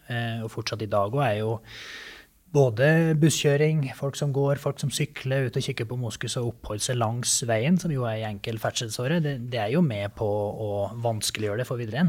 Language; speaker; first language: Norwegian; native; Norwegian